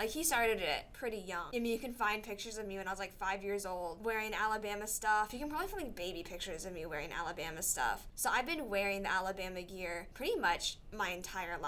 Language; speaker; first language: English; native; English